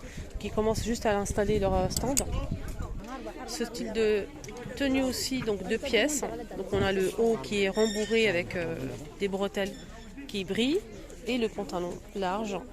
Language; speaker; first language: French; native; French